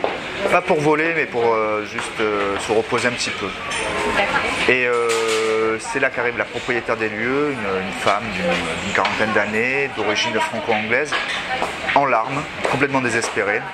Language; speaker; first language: French; native; French